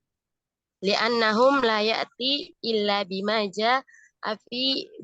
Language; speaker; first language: Arabic; non-native, learner; Indonesian